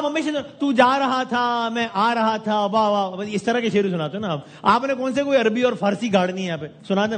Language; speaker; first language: Urdu; native; Urdu